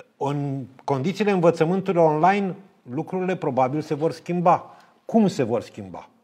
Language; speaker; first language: Romanian; native; Romanian